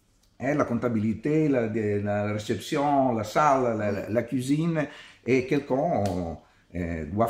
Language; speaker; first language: French; non-native, learner; Italian